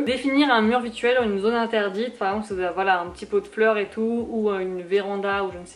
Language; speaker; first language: French; native; French